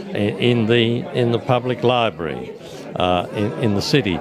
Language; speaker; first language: English; early bilingual, other home language; Italian